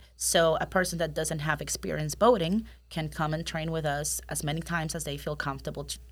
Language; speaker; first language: English; non-native, fluent; Spanish